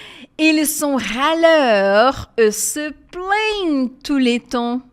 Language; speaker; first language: French; non-native, fluent; Portuguese